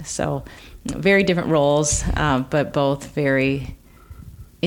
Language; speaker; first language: English; native; English